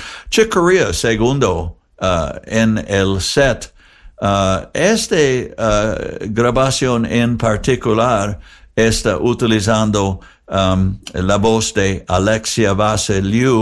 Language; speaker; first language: Spanish; non-native, learner; English